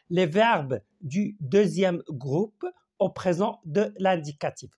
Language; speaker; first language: French; non-native, local second language; Arabic